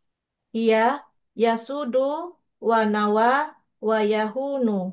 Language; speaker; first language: Arabic; non-native, learner; Indonesian